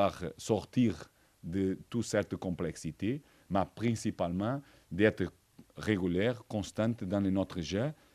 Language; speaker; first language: French; non-native, fluent; Portuguese